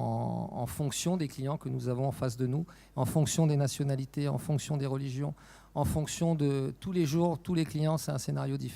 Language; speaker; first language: French; native; French